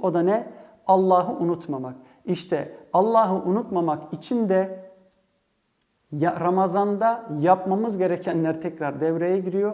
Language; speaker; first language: Turkish; early bilingual, heritage; Turkish